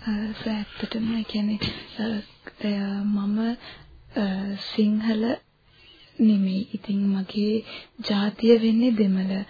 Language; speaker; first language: Sinhala; non-native, local second language; Tamil